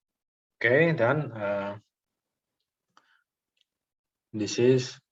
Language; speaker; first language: English; non-native, local second language; Indonesian